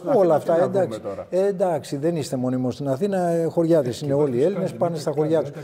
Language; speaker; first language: Greek; native; Greek